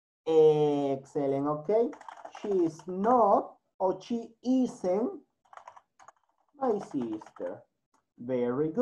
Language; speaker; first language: English; non-native, learner; Spanish